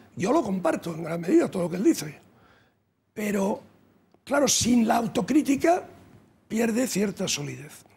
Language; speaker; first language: Spanish; native; Spanish